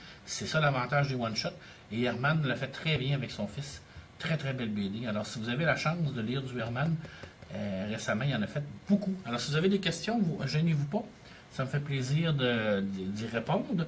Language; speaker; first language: French; native; French